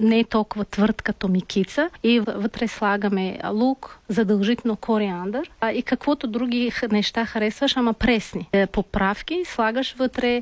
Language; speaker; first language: Bulgarian; non-native, fluent; Tajik